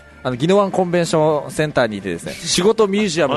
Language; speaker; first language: Japanese; native; Japanese